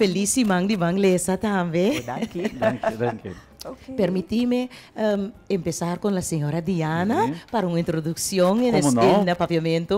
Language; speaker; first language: Spanish; non-native, fluent; Papiamento